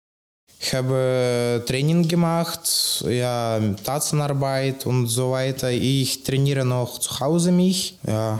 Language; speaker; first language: German; non-native, learner; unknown